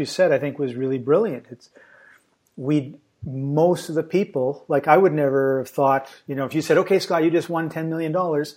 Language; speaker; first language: English; native; English